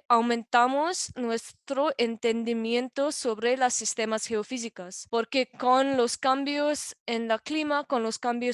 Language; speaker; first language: Spanish; non-native, fluent; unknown